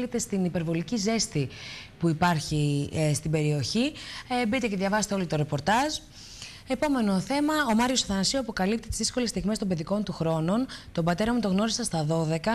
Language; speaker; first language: Greek; native; Greek